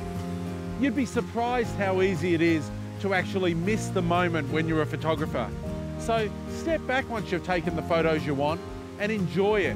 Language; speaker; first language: English; native; English